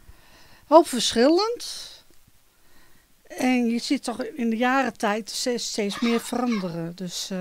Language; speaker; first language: Dutch; native; Dutch